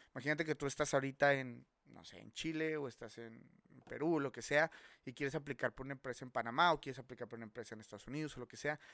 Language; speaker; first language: Spanish; native; Spanish